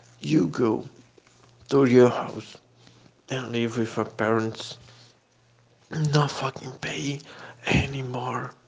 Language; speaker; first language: English; non-native, fluent; Portuguese